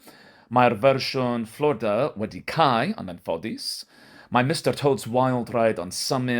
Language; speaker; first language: Welsh; non-native, learner; English